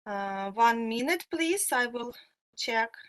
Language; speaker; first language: English; non-native, fluent; Russian